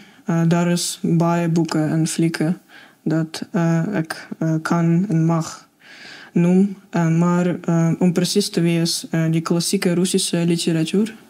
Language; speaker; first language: Dutch; non-native, learner; Russian